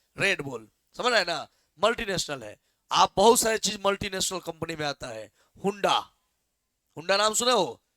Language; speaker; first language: Hindi; native; Hindi